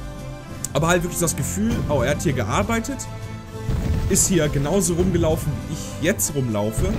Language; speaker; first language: German; native; German